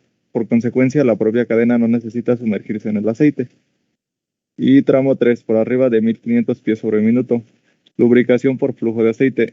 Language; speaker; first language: Spanish; native; Spanish